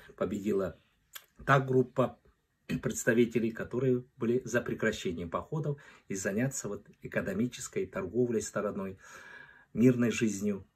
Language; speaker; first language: Russian; non-native, local second language; Kazakh